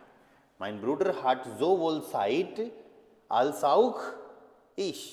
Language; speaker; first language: German; non-native, fluent; Hindi